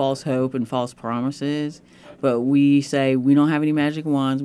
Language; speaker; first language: English; native; English